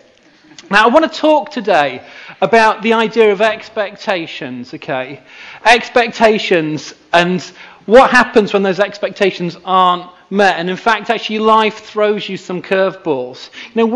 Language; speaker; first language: English; native; English